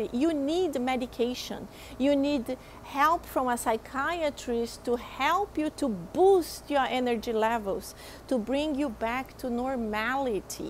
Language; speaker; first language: English; non-native, fluent; Portuguese